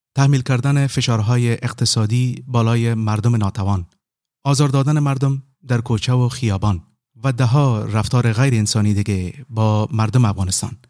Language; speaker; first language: Persian; native; Persian